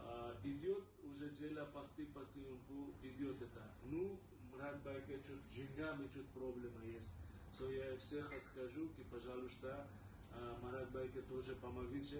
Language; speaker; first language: Russian; non-native, learner; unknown